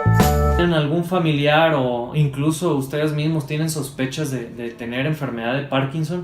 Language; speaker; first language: Spanish; native; Spanish